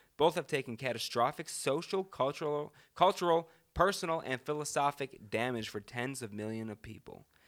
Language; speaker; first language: English; native; English